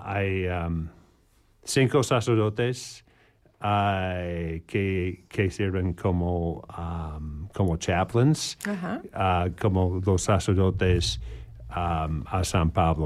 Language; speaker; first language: Spanish; non-native, learner; English